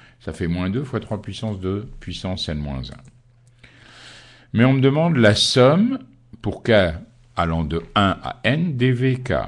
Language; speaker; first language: French; native; French